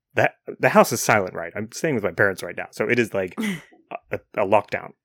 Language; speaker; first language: English; native; English